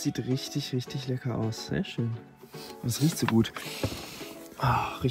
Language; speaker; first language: German; native; German